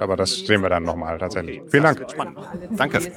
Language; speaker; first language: German; native; German